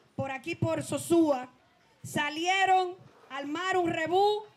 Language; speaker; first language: Spanish; native; Spanish